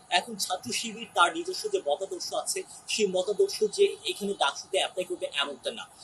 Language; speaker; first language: Bangla; non-native, local second language; Chakma